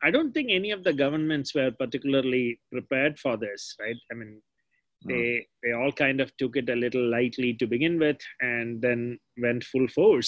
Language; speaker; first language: English; non-native, local second language; Malayalam